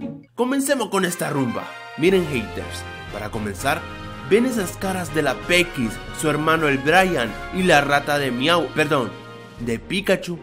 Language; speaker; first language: Spanish; native; Spanish